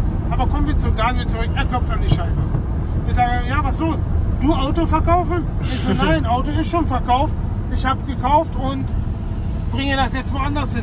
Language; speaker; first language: German; native; German